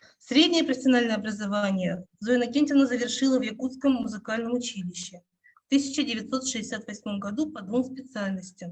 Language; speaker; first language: Russian; native; Russian